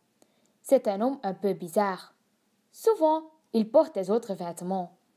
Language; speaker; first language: French; non-native, learner; Dutch